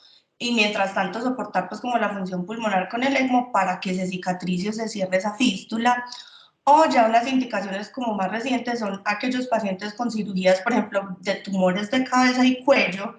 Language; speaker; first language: Spanish; native; Spanish